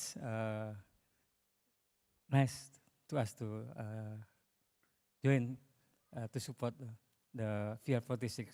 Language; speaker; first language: English; non-native, learner; Indonesian